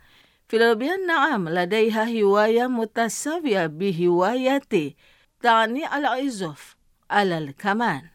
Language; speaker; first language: Arabic; non-native, fluent; Indonesian